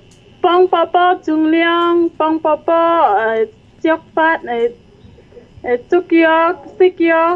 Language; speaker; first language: Cantonese; non-native, learner; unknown